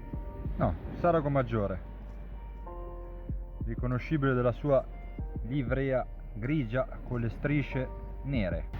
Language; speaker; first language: Italian; native; Italian